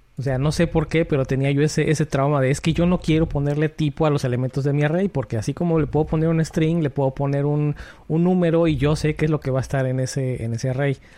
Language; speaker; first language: Spanish; native; Spanish